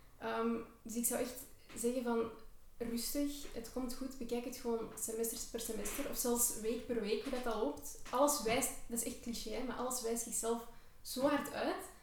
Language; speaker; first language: Dutch; early bilingual, other home language; Albanian